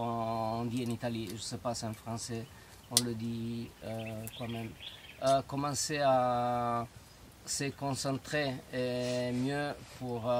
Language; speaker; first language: French; non-native, fluent; Italian